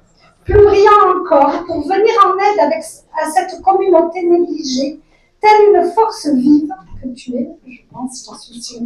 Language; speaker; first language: French; native; French